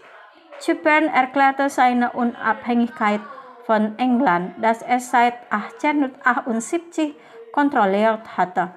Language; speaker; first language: German; non-native, fluent; Indonesian